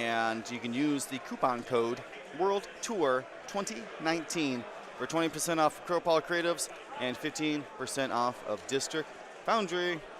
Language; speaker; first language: English; native; English